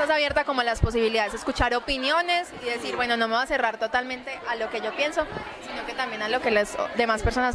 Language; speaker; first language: Spanish; native; Spanish